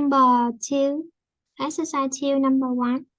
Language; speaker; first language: English; non-native, fluent; Vietnamese